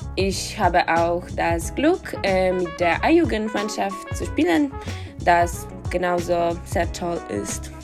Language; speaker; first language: German; non-native, fluent; Polish